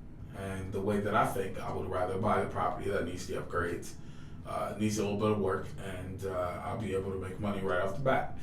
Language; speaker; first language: English; native; English